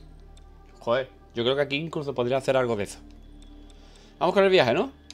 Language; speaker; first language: Spanish; native; Spanish